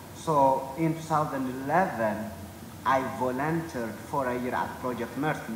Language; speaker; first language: English; non-native, fluent; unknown